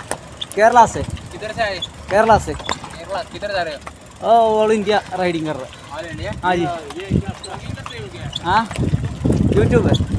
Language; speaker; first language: Hindi; non-native, local second language; Malayalam